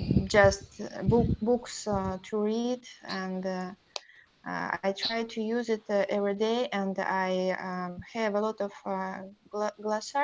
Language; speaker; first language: English; non-native, learner; Russian